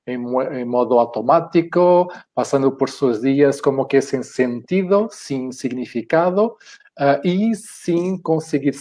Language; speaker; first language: Spanish; non-native, fluent; Portuguese